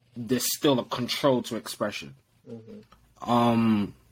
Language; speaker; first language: English; non-native, local second language; Yoruba